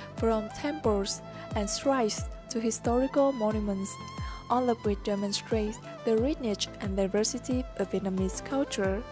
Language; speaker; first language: English; non-native, fluent; Vietnamese